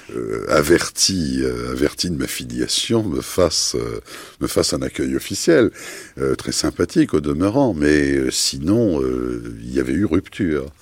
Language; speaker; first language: French; native; French